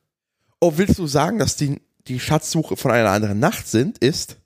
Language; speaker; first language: German; native; German